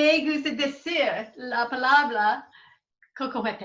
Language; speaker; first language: Spanish; non-native, learner; English